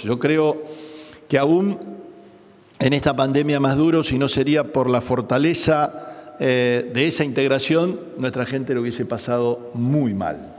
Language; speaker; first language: Spanish; native; Spanish